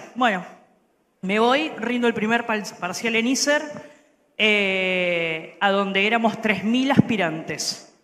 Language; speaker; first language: Spanish; native; Spanish